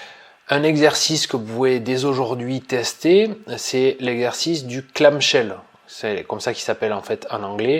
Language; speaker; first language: French; native; French